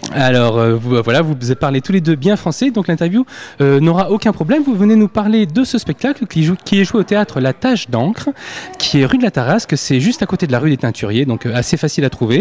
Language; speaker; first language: French; native; French